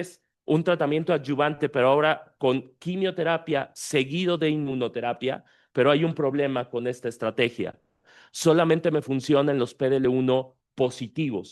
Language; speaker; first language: Spanish; native; Spanish